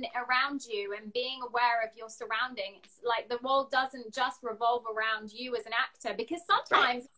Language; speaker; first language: English; native; English